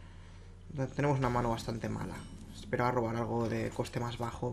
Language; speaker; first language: Spanish; native; Spanish